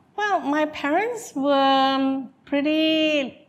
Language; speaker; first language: English; non-native, local second language; Malay